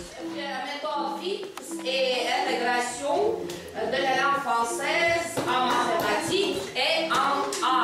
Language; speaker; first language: French; non-native, fluent; Latvian